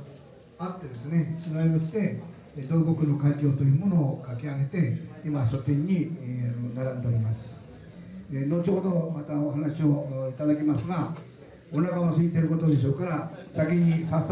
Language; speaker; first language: Japanese; native; Japanese